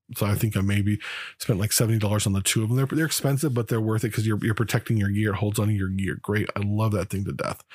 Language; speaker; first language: English; native; English